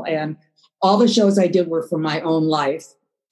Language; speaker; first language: English; native; English